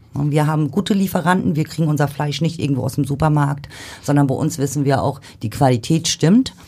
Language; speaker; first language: German; native; German